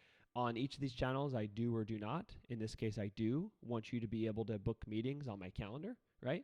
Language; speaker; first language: English; native; English